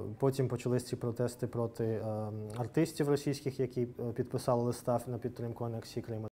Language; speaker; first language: Ukrainian; non-native, local second language; Russian